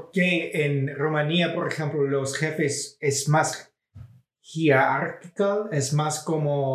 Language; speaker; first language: Spanish; non-native, fluent; English